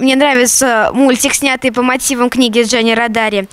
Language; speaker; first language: Russian; native; Russian